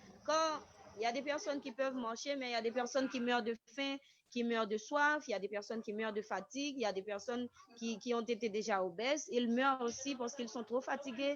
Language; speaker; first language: French; non-native, local second language; Haitian Creole